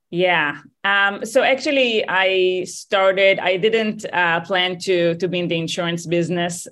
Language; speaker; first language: English; non-native, fluent; Hebrew